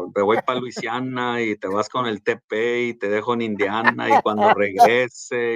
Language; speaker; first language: Spanish; early bilingual, heritage; Spanish